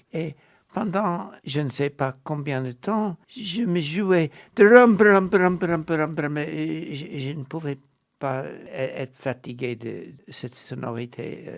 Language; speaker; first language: French; non-native, fluent; English